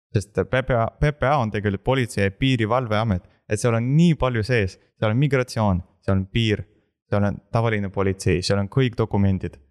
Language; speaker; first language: Estonian; non-native, local second language; Russian